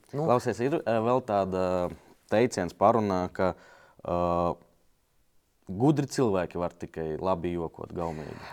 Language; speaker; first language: Latvian; non-native, local second language; Russian